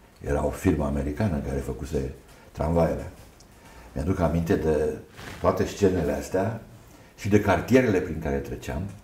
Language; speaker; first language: Romanian; native; Romanian